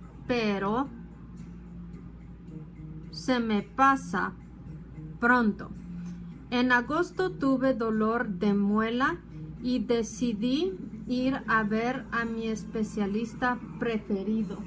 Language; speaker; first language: Spanish; non-native, fluent; English